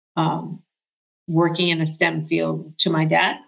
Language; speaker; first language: English; early bilingual, other home language; Arabic